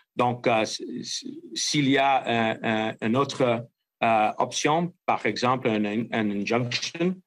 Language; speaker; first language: French; non-native, fluent; English